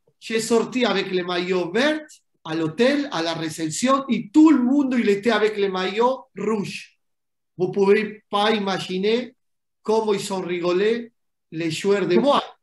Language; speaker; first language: French; non-native, fluent; Spanish